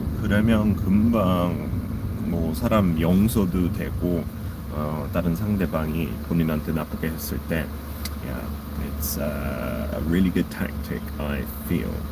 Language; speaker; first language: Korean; non-native, fluent; English